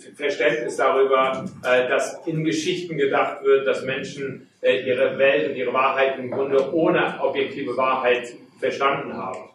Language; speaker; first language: German; native; German